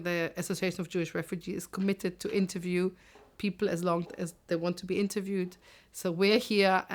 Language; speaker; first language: English; non-native, fluent; German